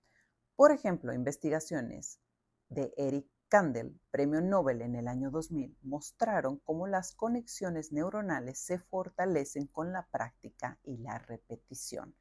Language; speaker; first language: Spanish; native; Spanish